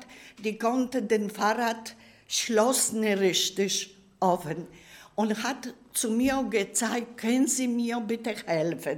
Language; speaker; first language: German; non-native, learner; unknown